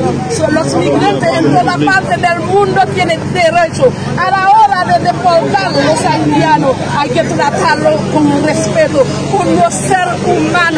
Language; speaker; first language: Spanish; non-native, fluent; Haitian Creole